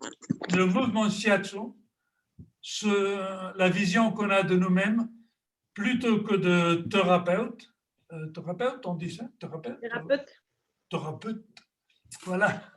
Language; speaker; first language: French; non-native, fluent; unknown